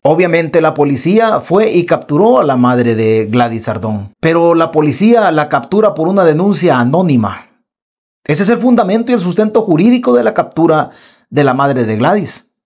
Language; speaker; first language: Spanish; native; Spanish